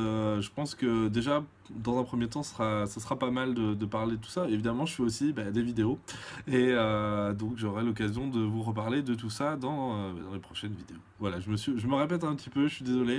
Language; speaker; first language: French; native; French